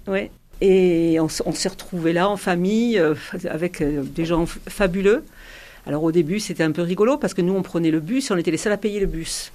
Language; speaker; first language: French; native; French